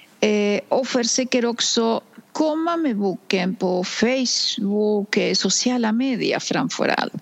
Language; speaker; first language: Swedish; non-native, fluent; Spanish